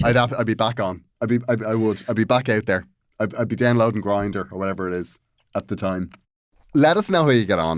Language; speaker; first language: English; native; English